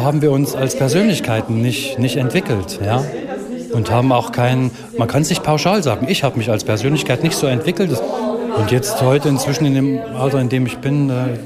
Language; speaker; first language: German; native; German